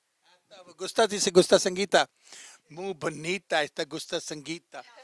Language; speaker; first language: Spanish; non-native, learner; Hindi